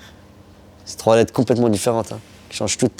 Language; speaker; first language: French; early bilingual, other home language; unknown